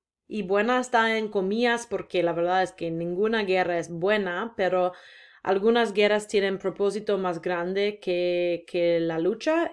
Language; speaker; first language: Spanish; non-native, fluent; English